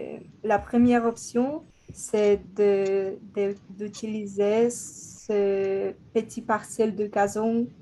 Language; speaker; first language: French; non-native, learner; Spanish